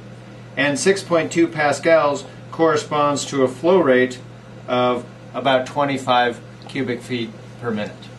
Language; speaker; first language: English; native; English